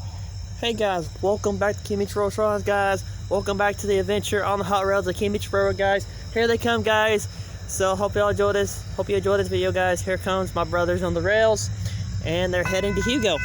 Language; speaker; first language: English; native; English